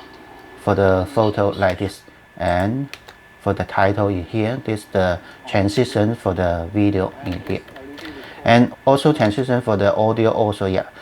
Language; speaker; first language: English; non-native, learner; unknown